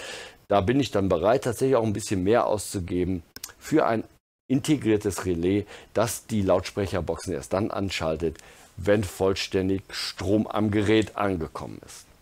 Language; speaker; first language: German; native; German